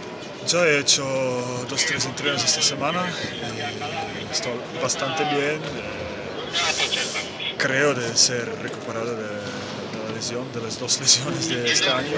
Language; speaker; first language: Spanish; non-native, fluent; Dutch